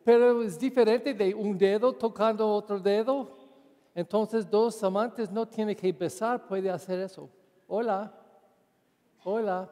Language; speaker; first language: Spanish; non-native, fluent; English